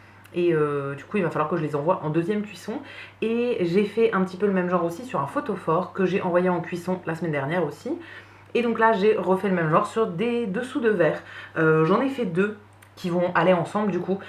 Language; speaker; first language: French; native; French